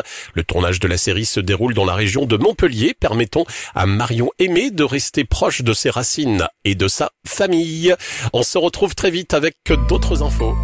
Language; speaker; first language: French; native; French